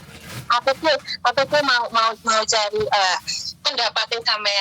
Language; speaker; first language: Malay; non-native, local second language; Javanese